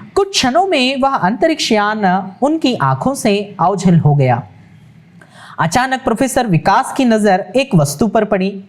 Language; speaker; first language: Hindi; non-native, local second language; Telugu